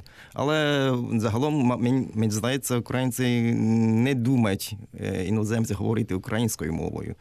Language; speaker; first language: Ukrainian; non-native, learner; Japanese